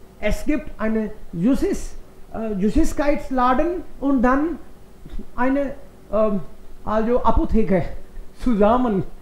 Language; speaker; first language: German; non-native, fluent; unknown